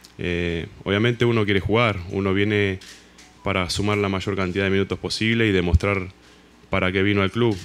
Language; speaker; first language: Spanish; native; Spanish